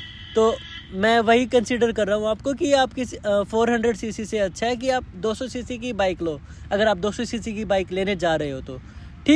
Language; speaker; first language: Hindi; native; Hindi